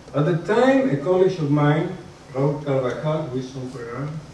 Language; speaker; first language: English; non-native, fluent; Spanish